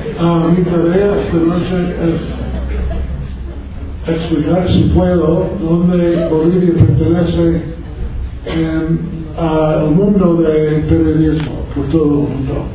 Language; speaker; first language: Spanish; non-native, learner; English